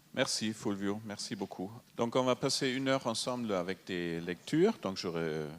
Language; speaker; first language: French; non-native, fluent; German